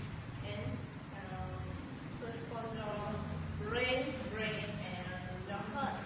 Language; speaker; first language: English; non-native, learner; Vietnamese